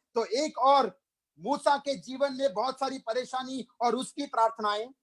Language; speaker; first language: Hindi; non-native, local second language; Malayalam